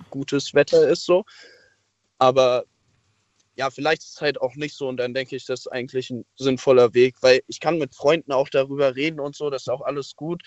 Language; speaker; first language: German; native; German